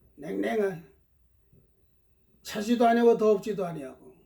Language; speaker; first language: Korean; native; Korean